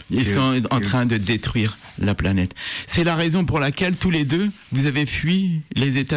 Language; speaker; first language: French; native; French